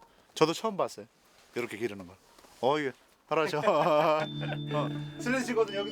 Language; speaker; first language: Korean; native; Korean